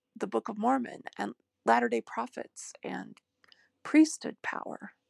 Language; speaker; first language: English; native; English